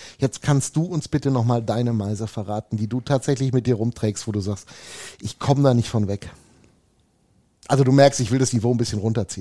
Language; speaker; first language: German; native; German